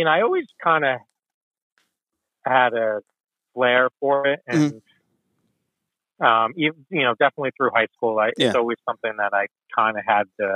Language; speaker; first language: English; native; English